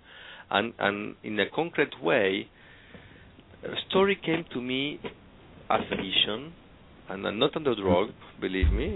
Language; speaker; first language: English; non-native, fluent; Spanish